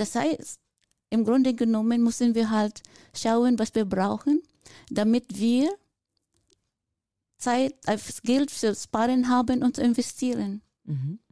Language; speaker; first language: German; non-native, fluent; Filipino